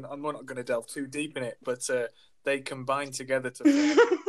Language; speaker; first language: English; native; English